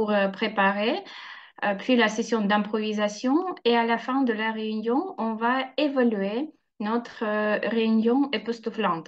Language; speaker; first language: French; non-native, fluent; Russian